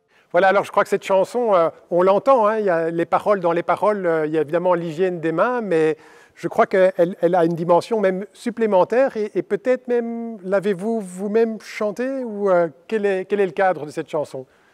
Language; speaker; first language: French; native; French